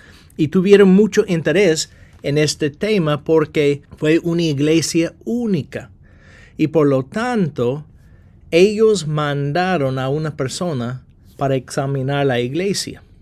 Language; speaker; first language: Spanish; non-native, fluent; English